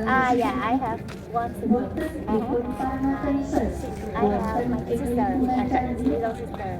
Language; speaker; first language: English; non-native, learner; Indonesian